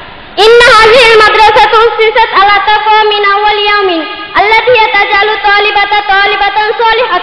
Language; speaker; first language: Arabic; non-native, learner; Bangla